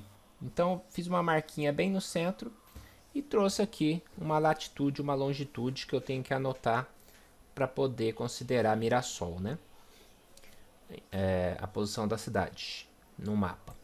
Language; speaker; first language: Portuguese; native; Portuguese